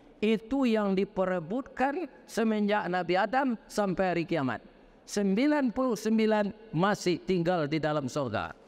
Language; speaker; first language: Indonesian; non-native, local second language; Minangkabau